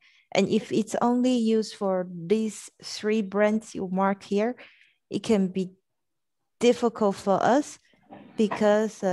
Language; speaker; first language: English; non-native, fluent; French